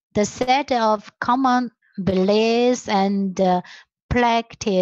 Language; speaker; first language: English; non-native, learner; Chinese